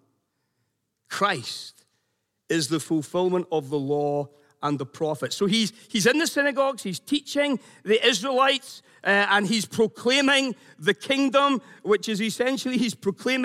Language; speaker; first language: English; native; English